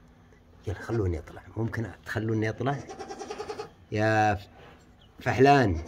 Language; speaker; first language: Arabic; native; Arabic